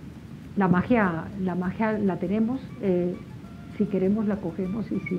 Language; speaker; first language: Spanish; native; Spanish